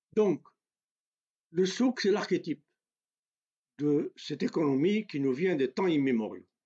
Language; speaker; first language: French; non-native, local second language; Kabyle